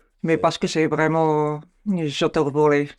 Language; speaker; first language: French; non-native, learner; Bulgarian